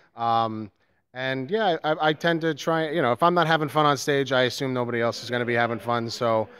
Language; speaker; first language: English; native; English